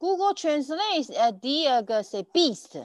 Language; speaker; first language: French; non-native, learner; Chinese